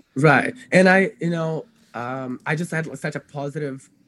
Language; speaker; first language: English; non-native, fluent; Portuguese